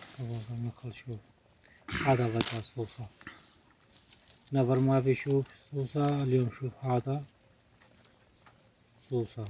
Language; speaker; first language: Arabic; non-native, learner; Urdu